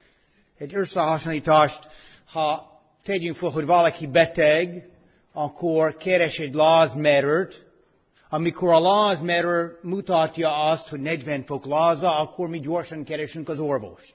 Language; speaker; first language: Hungarian; non-native, fluent; English